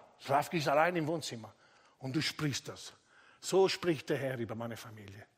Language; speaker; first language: German; non-native, fluent; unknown